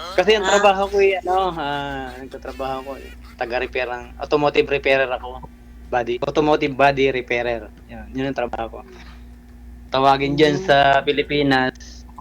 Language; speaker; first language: Filipino; native; Filipino